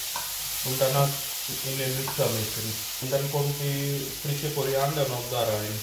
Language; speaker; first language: German; non-native, learner; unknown